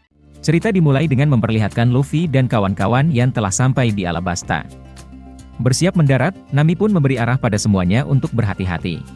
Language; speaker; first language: Indonesian; native; Indonesian